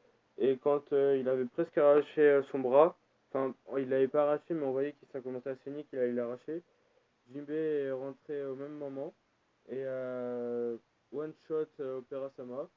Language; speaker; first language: French; native; French